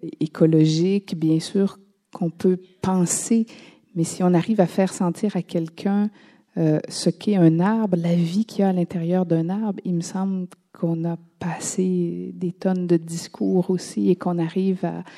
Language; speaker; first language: French; native; French